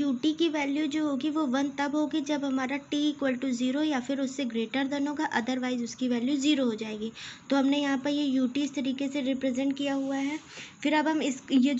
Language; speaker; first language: Hindi; native; Hindi